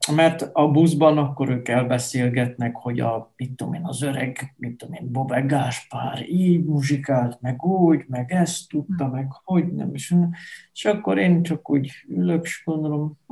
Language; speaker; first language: Hungarian; non-native, fluent; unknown